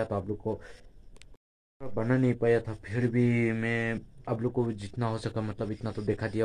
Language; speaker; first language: Hindi; non-native, local second language; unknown